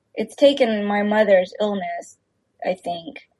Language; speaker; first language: English; native; English